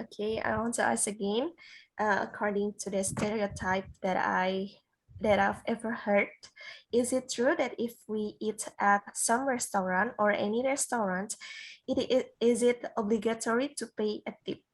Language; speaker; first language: English; non-native, learner; Indonesian